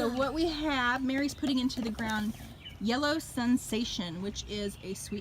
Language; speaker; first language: English; native; English